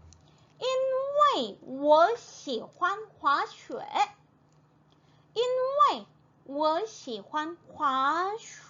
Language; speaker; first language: Chinese; non-native, fluent; Korean